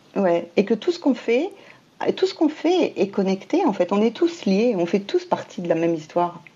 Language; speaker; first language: French; native; French